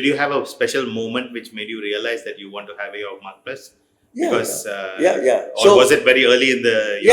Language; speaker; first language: English; non-native, fluent; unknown